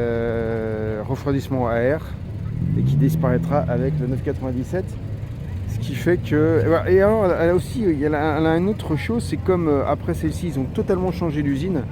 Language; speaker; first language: French; native; French